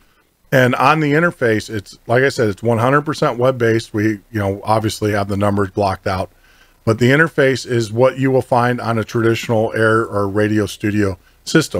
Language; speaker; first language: English; native; English